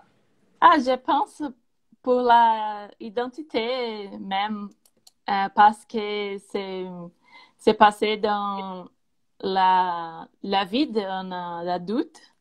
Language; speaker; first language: French; non-native, learner; Portuguese